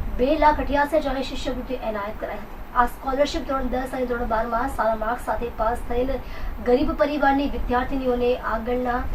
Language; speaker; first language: Gujarati; native; Gujarati